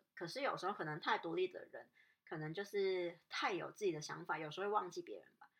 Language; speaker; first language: Chinese; non-native, local second language; Cantonese